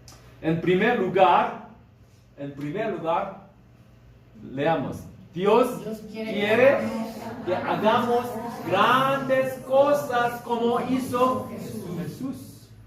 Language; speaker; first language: Spanish; non-native, learner; Korean